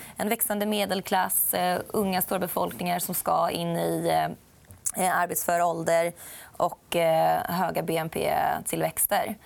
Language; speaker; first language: Swedish; native; Swedish